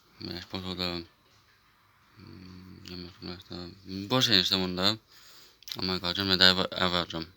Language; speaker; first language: Turkish; early bilingual, heritage; Turkish